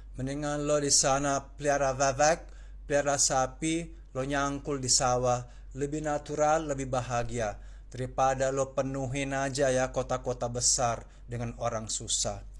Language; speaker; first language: Indonesian; native; Indonesian